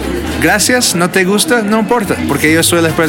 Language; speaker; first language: Spanish; non-native, learner; English